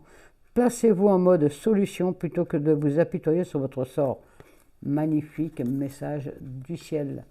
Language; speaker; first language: French; native; French